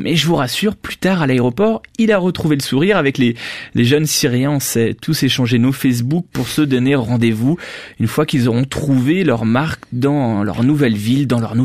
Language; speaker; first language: French; native; French